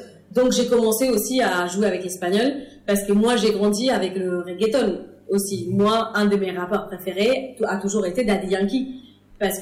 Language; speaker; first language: French; non-native, fluent; English